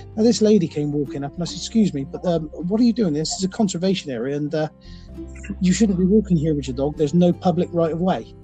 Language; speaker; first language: English; native; English